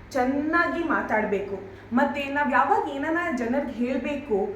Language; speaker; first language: Kannada; non-native, learner; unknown